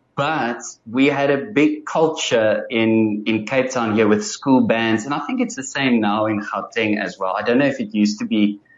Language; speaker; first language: English; non-native, local second language; Afrikaans